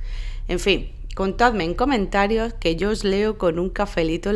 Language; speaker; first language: Spanish; native; Spanish